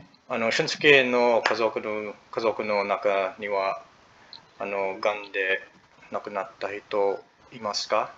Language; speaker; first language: Japanese; non-native, learner; English